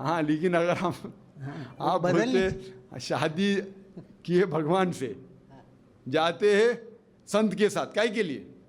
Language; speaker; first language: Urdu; non-native, local second language; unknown